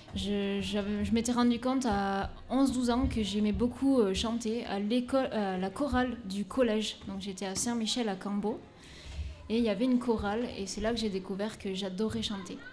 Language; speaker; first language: French; native; French